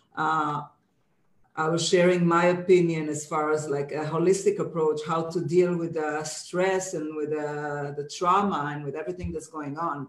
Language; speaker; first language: English; non-native, fluent; Hebrew